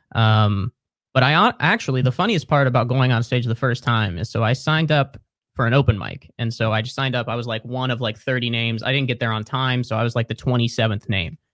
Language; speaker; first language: English; native; English